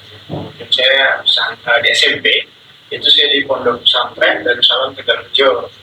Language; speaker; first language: Indonesian; native; Indonesian